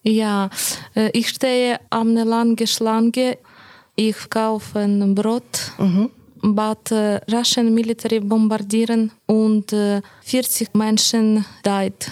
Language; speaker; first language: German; non-native, learner; Ukrainian